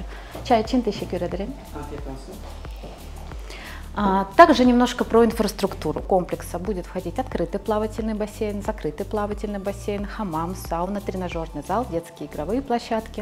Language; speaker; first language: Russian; native; Russian